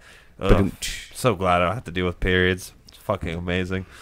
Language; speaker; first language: English; native; English